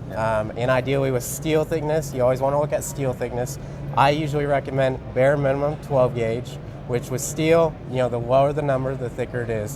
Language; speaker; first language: English; native; English